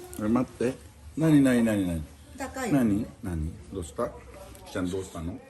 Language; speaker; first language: Japanese; native; Japanese